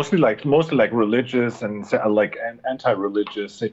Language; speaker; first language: English; non-native, fluent; German